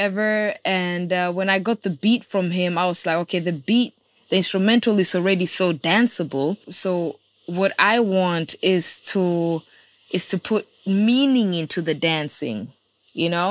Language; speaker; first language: English; non-native, fluent; Kikuyu